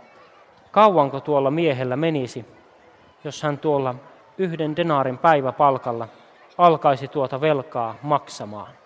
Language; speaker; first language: Finnish; native; Finnish